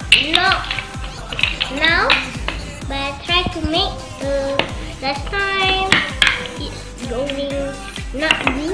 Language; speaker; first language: English; non-native, learner; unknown